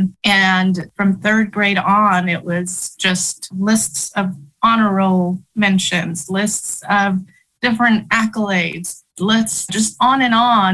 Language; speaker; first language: English; early bilingual, other home language; Spanish